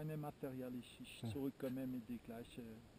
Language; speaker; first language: German; non-native, learner; French